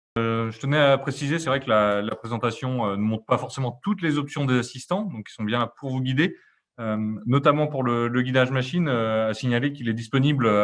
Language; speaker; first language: French; native; French